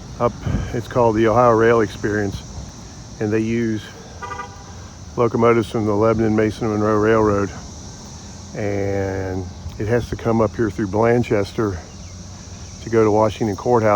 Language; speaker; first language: English; native; English